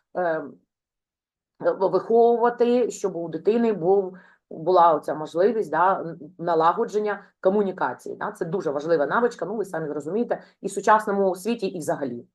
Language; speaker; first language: Ukrainian; non-native, local second language; Russian